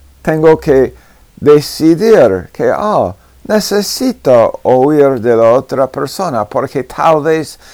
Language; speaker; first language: Spanish; non-native, fluent; English